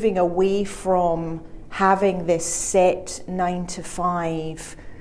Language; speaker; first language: English; native; English